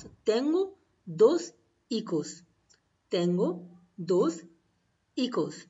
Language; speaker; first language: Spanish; non-native, learner; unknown